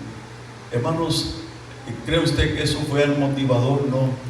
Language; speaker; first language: Spanish; native; Spanish